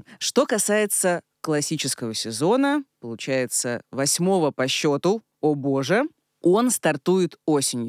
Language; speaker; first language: Russian; native; Russian